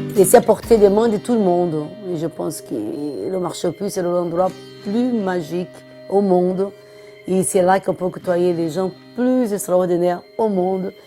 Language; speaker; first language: French; non-native, fluent; Portuguese